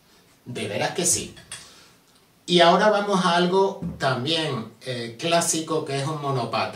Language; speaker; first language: Spanish; native; Spanish